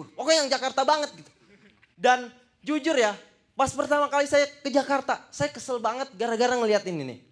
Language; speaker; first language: Indonesian; native; Indonesian